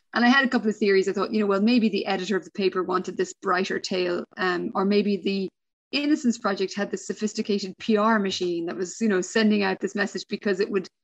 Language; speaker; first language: English; native; English